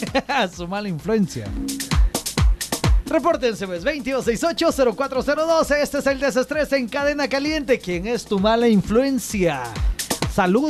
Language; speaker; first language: Spanish; native; Spanish